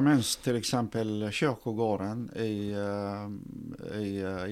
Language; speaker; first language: Swedish; non-native, fluent; Arabic